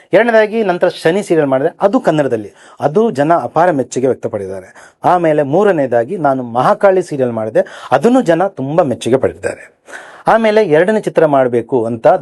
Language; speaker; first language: Kannada; native; Kannada